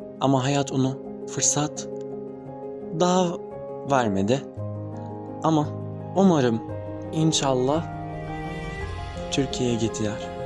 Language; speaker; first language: Turkish; non-native, learner; Arabic